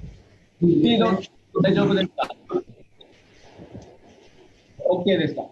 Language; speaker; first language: Japanese; native; Japanese